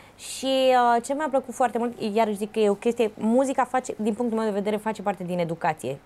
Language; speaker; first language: Romanian; native; Romanian